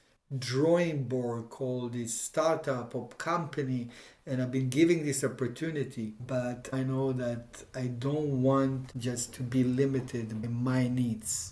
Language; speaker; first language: English; non-native, fluent; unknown